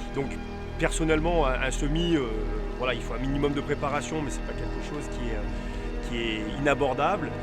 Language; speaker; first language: French; native; French